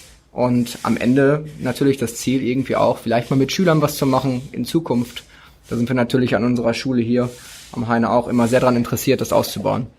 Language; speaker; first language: German; native; German